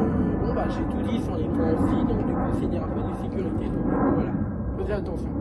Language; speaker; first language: French; native; French